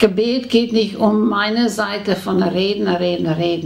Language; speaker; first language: German; non-native, fluent; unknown